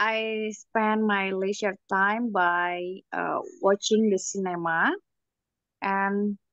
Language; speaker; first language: English; non-native, learner; Indonesian